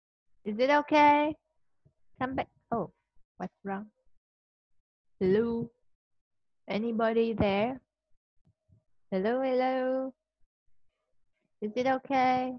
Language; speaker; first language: English; non-native, fluent; Vietnamese